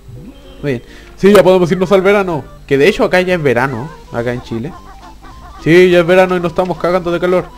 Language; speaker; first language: Spanish; native; Spanish